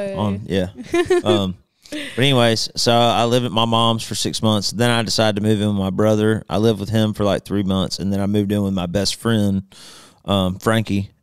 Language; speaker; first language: English; native; English